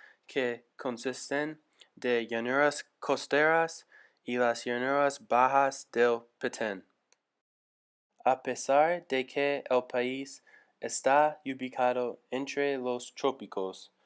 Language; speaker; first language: Spanish; non-native, learner; English